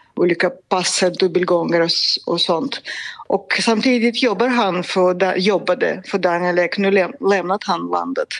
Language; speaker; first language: Swedish; non-native, fluent; Russian